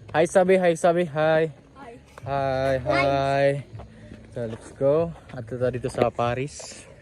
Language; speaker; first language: Filipino; non-native, local second language; Cebuano